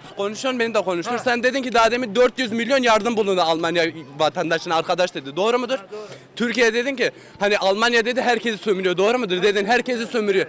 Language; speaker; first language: Turkish; native; Turkish